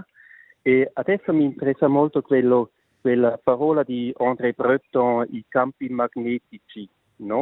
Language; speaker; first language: Italian; non-native, local second language; Swiss German